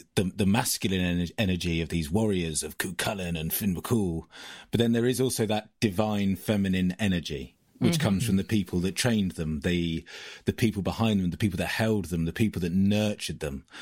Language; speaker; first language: English; native; English